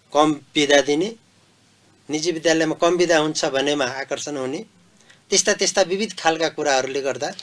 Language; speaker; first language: Nepali; non-native, local second language; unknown